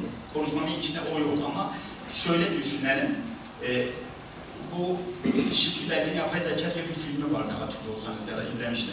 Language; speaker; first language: Turkish; native; Turkish